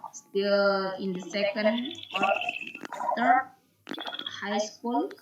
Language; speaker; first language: English; non-native, learner; Indonesian